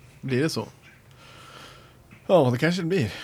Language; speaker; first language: Swedish; native; Swedish